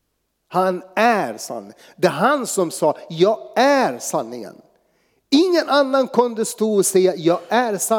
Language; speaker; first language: Swedish; non-native, fluent; Arabic